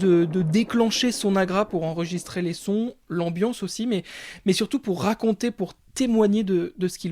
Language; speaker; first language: French; native; French